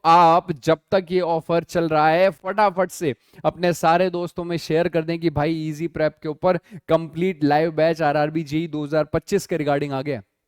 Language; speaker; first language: Hindi; native; Hindi